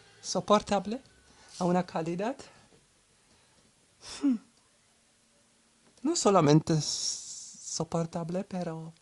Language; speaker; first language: Spanish; non-native, learner; German